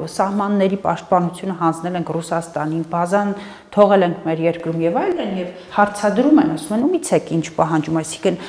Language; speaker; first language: Armenian; native; Armenian